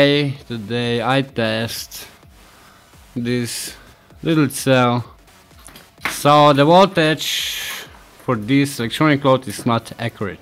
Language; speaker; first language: English; non-native, learner; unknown